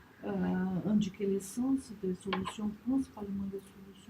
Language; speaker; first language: French; non-native, learner; Portuguese